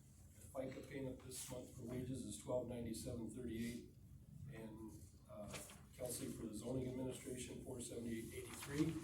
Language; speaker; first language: English; native; English